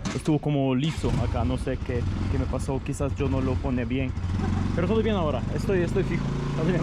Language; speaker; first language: Spanish; non-native, fluent; Russian